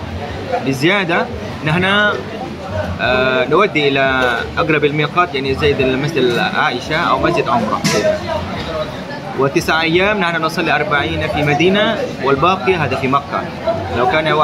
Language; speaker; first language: Arabic; non-native, fluent; Indonesian